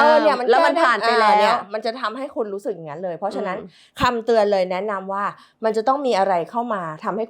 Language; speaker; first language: Thai; native; Thai